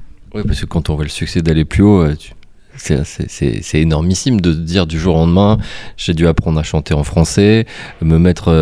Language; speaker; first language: French; native; French